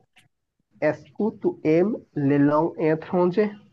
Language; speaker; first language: French; non-native, fluent; Bangla